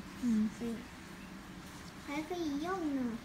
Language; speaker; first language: Chinese; early bilingual, heritage; Chinese